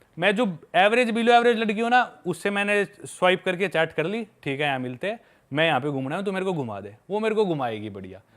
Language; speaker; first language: Hindi; non-native, local second language; Punjabi